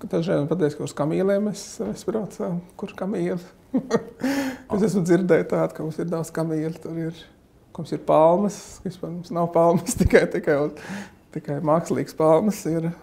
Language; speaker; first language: Latvian; non-native, fluent; Arabic